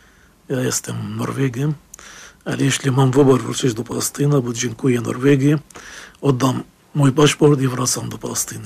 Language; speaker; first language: Polish; non-native, fluent; Arabic